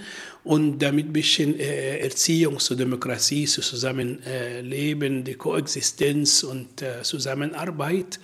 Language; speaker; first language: German; non-native, learner; Arabic